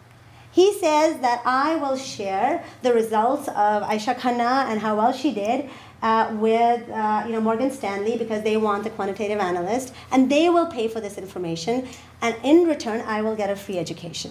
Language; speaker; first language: English; non-native, local second language; Urdu